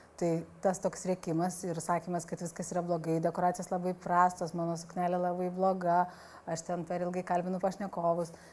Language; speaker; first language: Lithuanian; native; Lithuanian